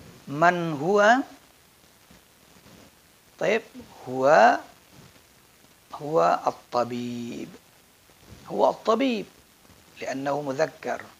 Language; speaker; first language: Arabic; non-native, fluent; Indonesian